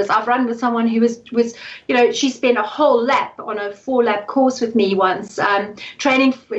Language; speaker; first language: English; native; English